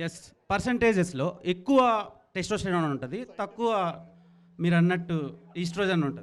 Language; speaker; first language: Telugu; native; Telugu